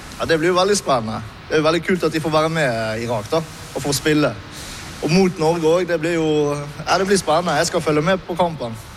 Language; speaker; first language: Norwegian; early bilingual, other home language; Arabic